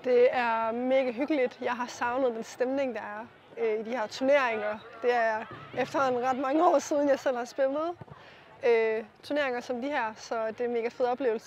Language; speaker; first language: Danish; native; Danish